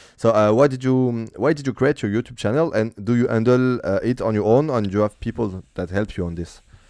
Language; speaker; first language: English; non-native, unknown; French